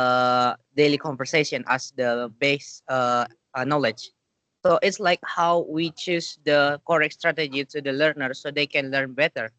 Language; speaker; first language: English; non-native, learner; Indonesian